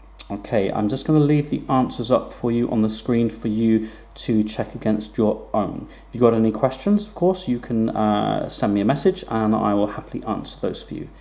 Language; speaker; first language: English; native; English